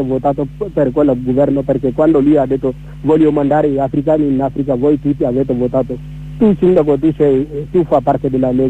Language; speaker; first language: Italian; non-native, learner; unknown